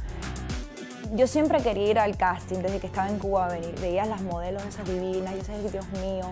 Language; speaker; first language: Spanish; native; Spanish